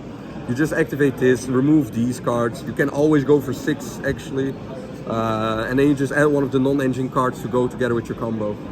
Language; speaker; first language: English; non-native, fluent; Dutch